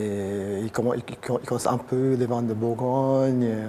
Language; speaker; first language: French; non-native, fluent; Chinese